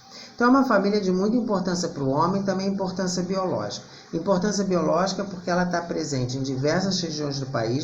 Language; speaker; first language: Portuguese; native; Portuguese